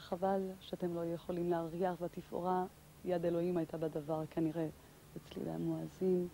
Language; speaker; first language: Hebrew; native; Hebrew